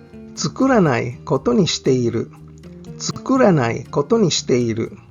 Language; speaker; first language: Japanese; non-native, fluent; English